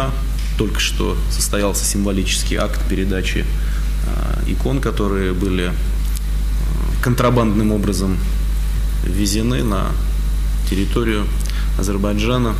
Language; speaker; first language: Russian; native; Russian